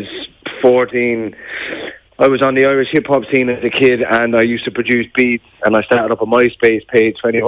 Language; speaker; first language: English; native; English